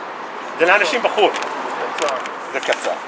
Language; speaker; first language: Hebrew; non-native, learner; English